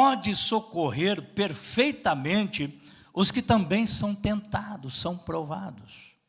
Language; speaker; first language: Portuguese; native; Portuguese